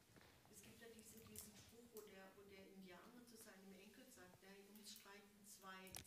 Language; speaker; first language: German; non-native, learner; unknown